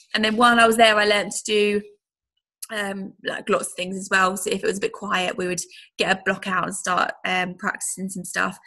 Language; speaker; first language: English; native; English